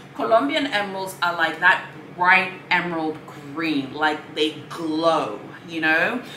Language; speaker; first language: English; non-native, local second language; Swahili